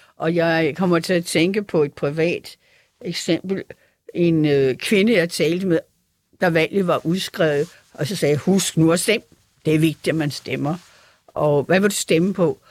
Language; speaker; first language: Danish; native; Danish